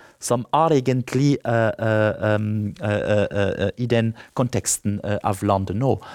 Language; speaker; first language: Norwegian; non-native, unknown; French